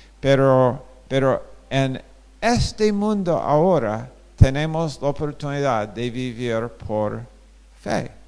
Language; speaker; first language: Spanish; non-native, fluent; English